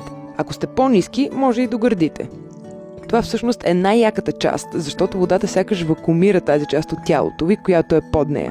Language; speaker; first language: Bulgarian; native; Bulgarian